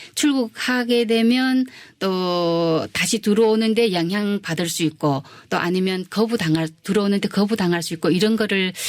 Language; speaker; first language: Korean; early bilingual, heritage; Korean